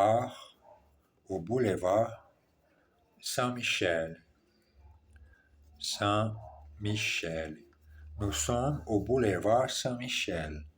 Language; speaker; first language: French; non-native, learner; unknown